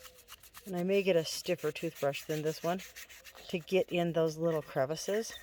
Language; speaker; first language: English; native; English